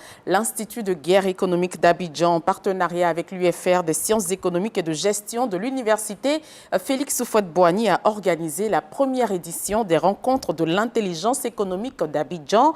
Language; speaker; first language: French; native; French